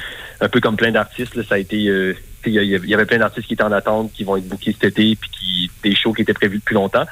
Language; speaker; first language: French; native; French